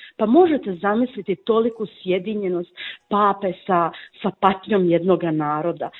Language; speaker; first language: Croatian; native; Croatian